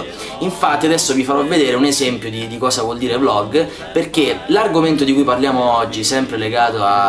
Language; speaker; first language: Italian; native; Italian